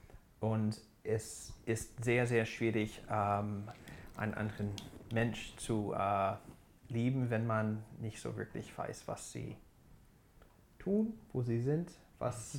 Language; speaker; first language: German; non-native, fluent; English